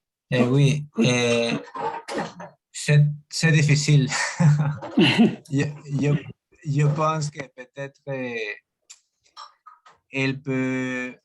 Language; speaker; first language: French; non-native, learner; Spanish